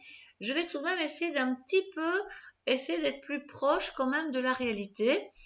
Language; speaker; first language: French; native; French